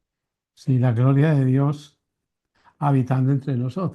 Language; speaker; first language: Spanish; native; Spanish